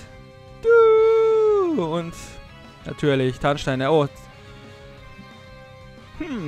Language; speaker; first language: German; native; German